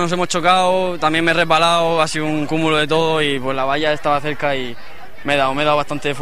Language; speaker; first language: Spanish; native; Spanish